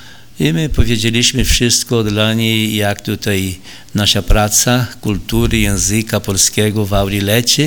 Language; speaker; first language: Polish; early bilingual, heritage; Polish